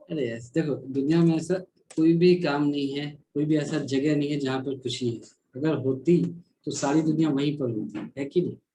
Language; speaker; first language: Hindi; native; Hindi